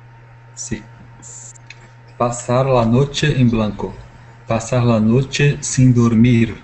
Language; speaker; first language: Spanish; non-native, learner; Portuguese